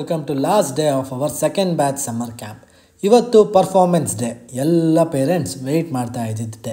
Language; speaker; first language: Kannada; native; Kannada